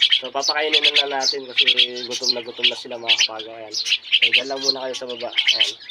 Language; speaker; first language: Filipino; native; Filipino